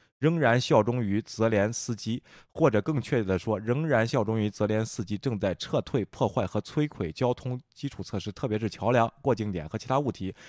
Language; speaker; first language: Chinese; native; Chinese